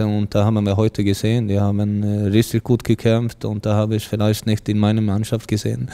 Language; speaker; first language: German; non-native, fluent; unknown